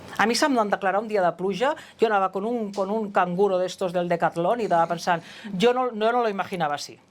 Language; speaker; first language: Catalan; non-native, local second language; Spanish